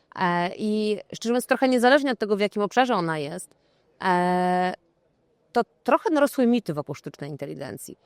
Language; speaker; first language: Polish; native; Polish